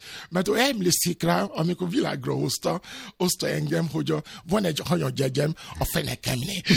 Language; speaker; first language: Hungarian; non-native, fluent; Yoruba